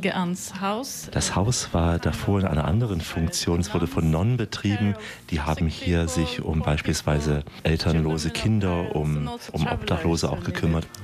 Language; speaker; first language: German; native; German